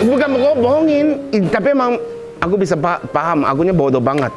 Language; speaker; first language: Indonesian; non-native, fluent; Japanese